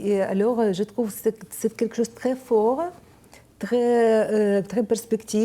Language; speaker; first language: French; non-native, learner; Ukrainian